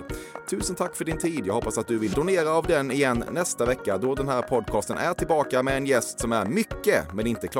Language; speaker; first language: Swedish; native; Swedish